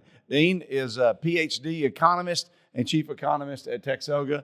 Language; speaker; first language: English; native; English